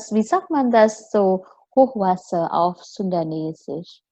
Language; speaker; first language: German; non-native, fluent; Indonesian